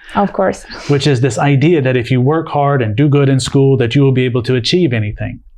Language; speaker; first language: English; native; English